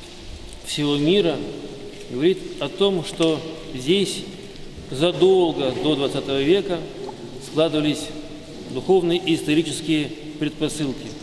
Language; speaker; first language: Russian; native; Russian